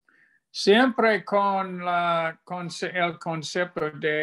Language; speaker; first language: Spanish; non-native, learner; English